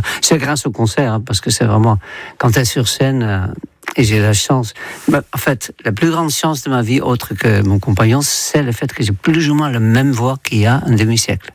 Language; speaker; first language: French; non-native, fluent; Dutch